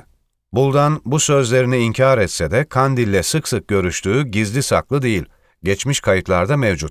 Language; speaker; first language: Turkish; native; Turkish